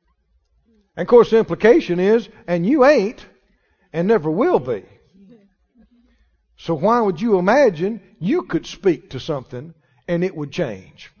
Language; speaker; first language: English; native; English